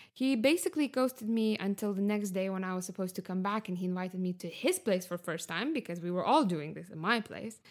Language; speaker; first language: English; non-native, fluent; Lithuanian